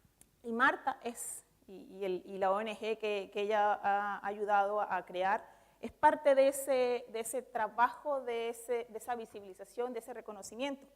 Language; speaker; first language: Spanish; native; Spanish